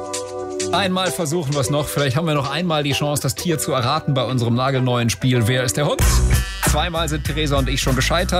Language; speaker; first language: German; native; German